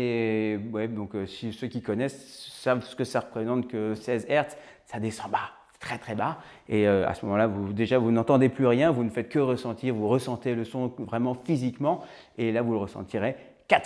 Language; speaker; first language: French; native; French